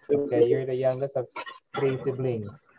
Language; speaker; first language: English; non-native, fluent; Indonesian